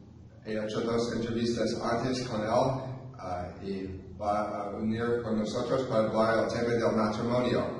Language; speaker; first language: Spanish; non-native, fluent; English